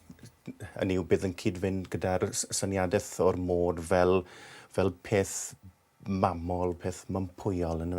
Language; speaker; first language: Welsh; native; Welsh